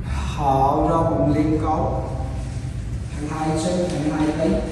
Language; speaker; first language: Vietnamese; non-native, learner; Hindi